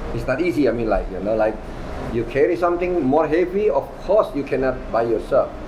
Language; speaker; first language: English; non-native, learner; Indonesian